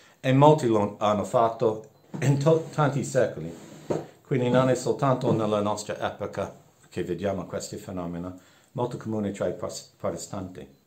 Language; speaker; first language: Italian; non-native, fluent; English